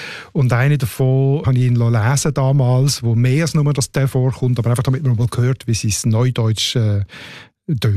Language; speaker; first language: German; native; German